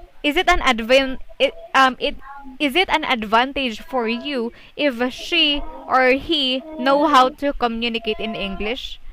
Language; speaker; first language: English; non-native, fluent; Filipino